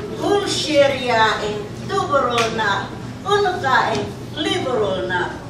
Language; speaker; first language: Hungarian; non-native, learner; English